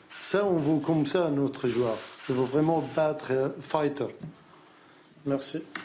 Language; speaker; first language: French; non-native, learner; Arabic